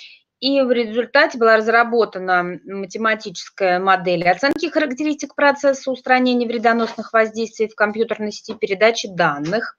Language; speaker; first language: Russian; native; Russian